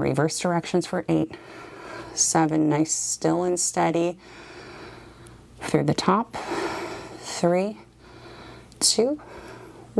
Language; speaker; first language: English; native; English